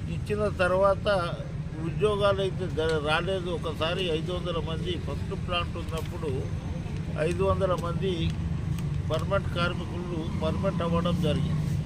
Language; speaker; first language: Telugu; non-native, local second language; Lambadi